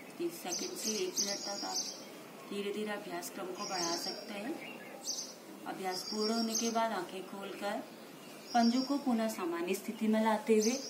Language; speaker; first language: Hindi; native; Hindi